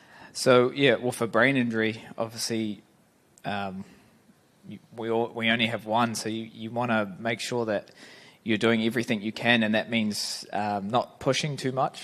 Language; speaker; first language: English; native; English